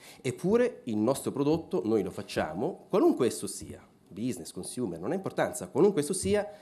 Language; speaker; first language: Italian; native; Italian